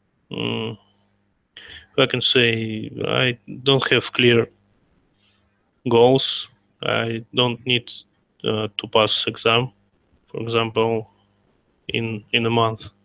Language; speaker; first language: English; non-native, learner; Russian